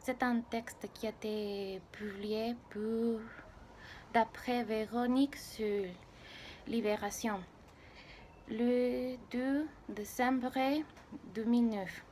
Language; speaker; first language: French; non-native, learner; Spanish